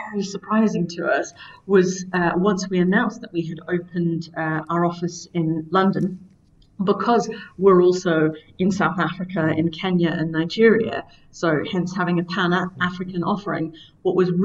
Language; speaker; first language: English; native; English